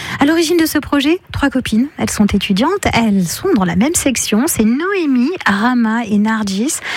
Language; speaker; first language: French; native; French